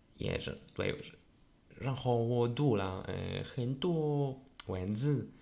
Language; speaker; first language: Chinese; non-native, learner; Polish